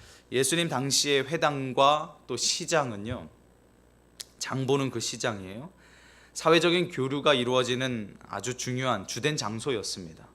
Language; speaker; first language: Korean; native; Korean